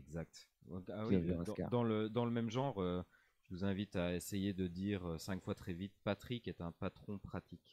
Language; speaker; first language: French; native; French